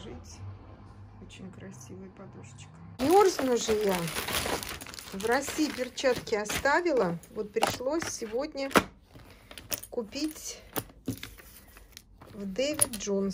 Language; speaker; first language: Russian; native; Russian